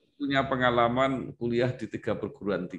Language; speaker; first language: Indonesian; native; Indonesian